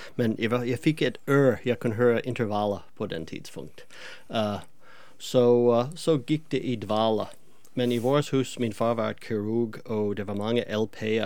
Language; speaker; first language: Danish; non-native, fluent; English